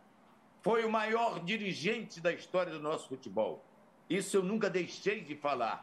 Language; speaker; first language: Portuguese; native; Portuguese